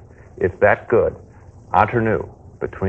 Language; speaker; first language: English; native; English